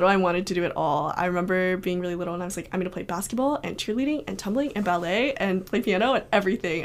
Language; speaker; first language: English; native; English